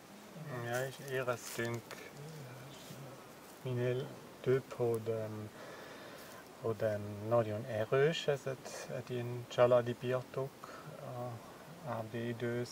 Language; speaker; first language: Hungarian; non-native, learner; German